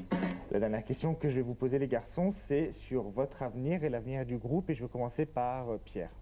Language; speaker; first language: French; native; French